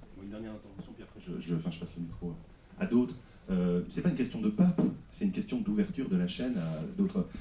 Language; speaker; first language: French; native; French